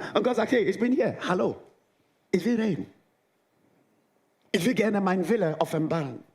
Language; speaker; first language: German; non-native, fluent; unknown